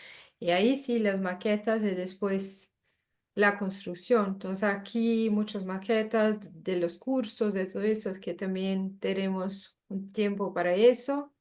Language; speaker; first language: Spanish; non-native, learner; Portuguese